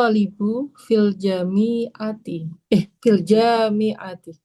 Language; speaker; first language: Arabic; non-native, learner; Indonesian